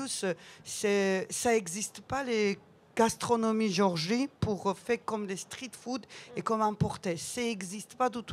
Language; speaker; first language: French; non-native, learner; Georgian